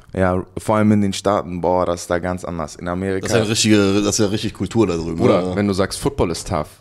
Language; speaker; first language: German; native; German